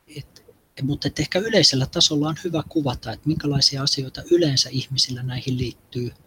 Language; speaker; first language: Finnish; native; Finnish